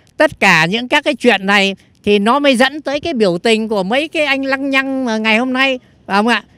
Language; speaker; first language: Vietnamese; native; Vietnamese